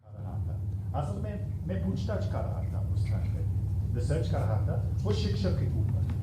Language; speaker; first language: Hindi; non-native, fluent; English